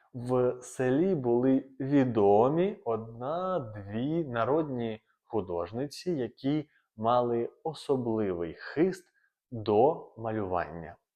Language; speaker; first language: Ukrainian; native; Ukrainian